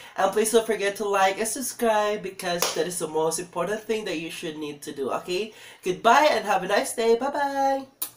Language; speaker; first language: English; non-native, local second language; Filipino